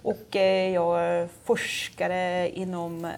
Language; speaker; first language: Swedish; non-native, fluent; English